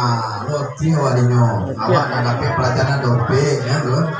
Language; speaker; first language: Indonesian; native; Indonesian